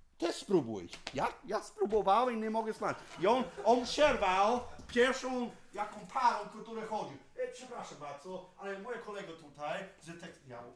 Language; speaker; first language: Polish; non-native, learner; English